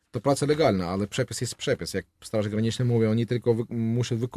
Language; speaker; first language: Polish; non-native, learner; Russian